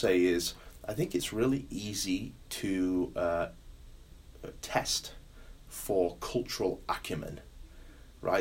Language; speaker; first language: English; native; English